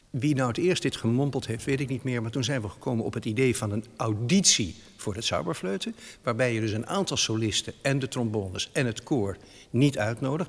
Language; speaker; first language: Dutch; native; Dutch